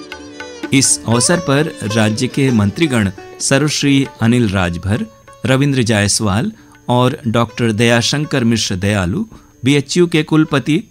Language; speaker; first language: Hindi; native; Hindi